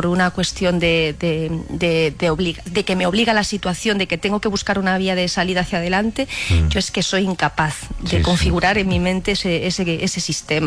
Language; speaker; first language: Spanish; native; Spanish